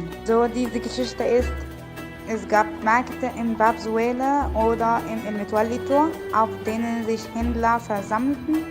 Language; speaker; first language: German; non-native, learner; Arabic